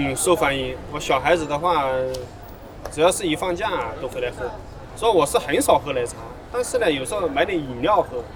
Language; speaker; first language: Chinese; native; Chinese